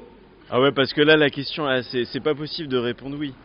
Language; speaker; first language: French; native; French